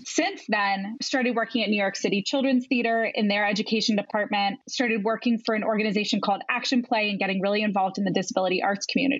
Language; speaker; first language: English; native; English